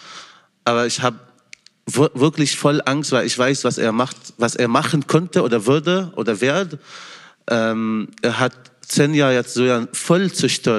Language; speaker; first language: German; non-native, fluent; Arabic